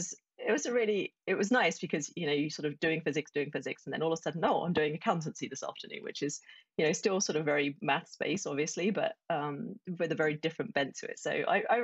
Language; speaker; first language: English; native; English